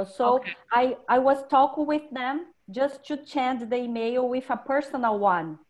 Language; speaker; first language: English; non-native, fluent; Portuguese